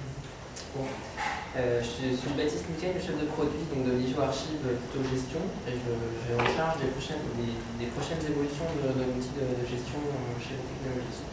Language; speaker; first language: French; native; French